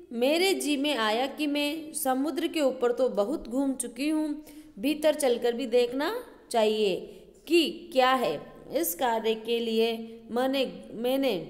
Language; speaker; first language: Hindi; native; Hindi